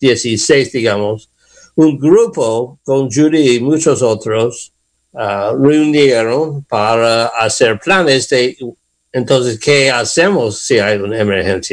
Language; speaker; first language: Spanish; non-native, learner; English